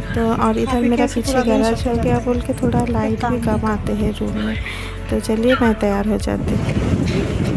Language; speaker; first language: Hindi; non-native, local second language; Bangla